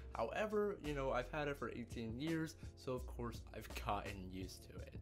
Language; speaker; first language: English; native; English